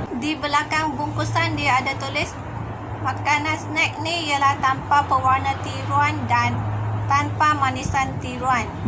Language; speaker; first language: Malay; non-native, local second language; Chinese